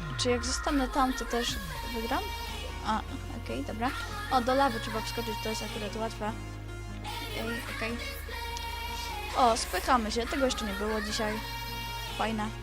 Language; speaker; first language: Polish; native; Polish